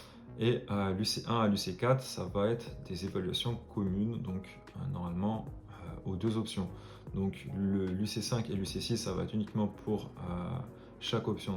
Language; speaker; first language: French; native; French